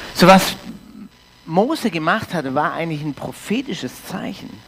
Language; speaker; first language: German; early bilingual, heritage; English